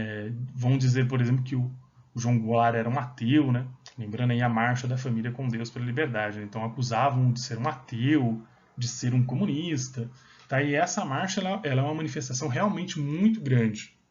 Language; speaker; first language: Portuguese; native; Portuguese